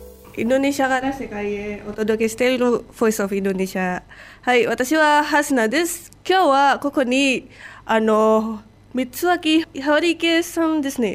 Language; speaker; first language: Japanese; non-native, fluent; Indonesian